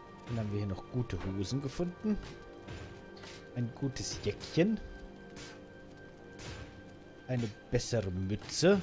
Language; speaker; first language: German; native; German